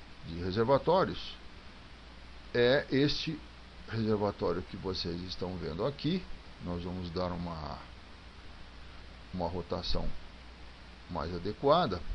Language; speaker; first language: Portuguese; native; Portuguese